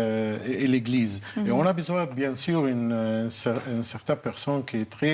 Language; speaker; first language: French; non-native, fluent; Arabic